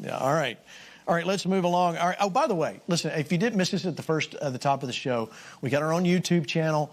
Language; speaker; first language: English; native; English